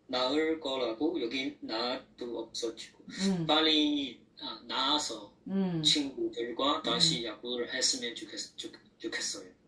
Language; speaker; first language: Korean; non-native, learner; Chinese